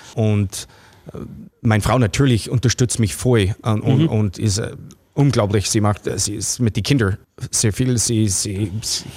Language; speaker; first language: German; non-native, fluent; English